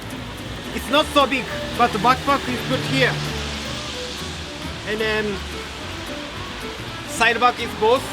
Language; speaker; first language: English; non-native, learner; Japanese